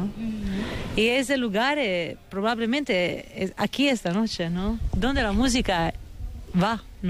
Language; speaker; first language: Spanish; non-native, fluent; Italian